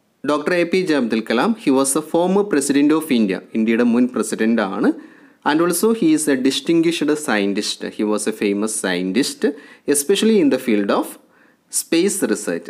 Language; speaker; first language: English; non-native, local second language; Malayalam